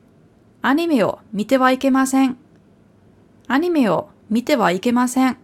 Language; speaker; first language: Japanese; non-native, fluent; German